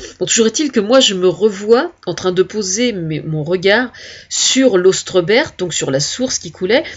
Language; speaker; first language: French; native; French